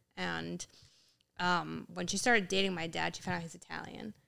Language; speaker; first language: English; native; English